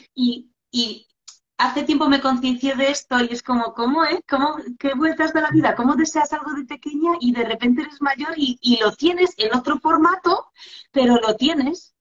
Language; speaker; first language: Spanish; non-native, fluent; Polish